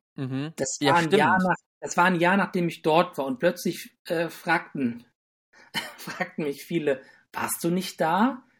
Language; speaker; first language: German; native; German